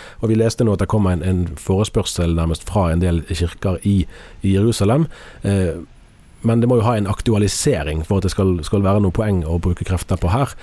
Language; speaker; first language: Norwegian; native; Norwegian